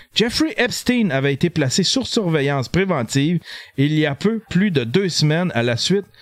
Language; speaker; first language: French; native; French